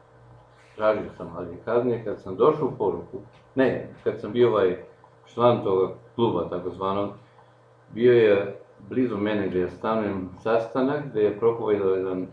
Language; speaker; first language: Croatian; non-native, local second language; Slovenian